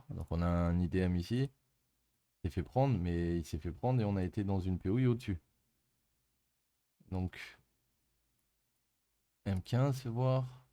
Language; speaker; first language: French; native; French